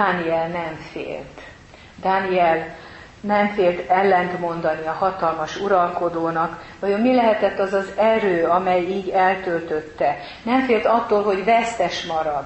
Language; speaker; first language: Hungarian; native; Hungarian